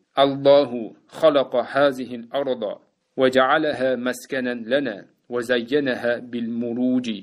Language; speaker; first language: Arabic; non-native, fluent; Uzbek